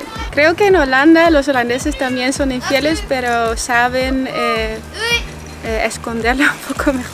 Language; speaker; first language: Spanish; non-native, fluent; Dutch